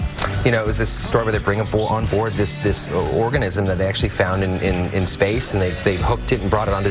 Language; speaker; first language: English; native; English